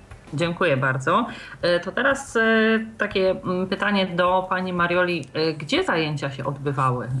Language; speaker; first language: Polish; native; Polish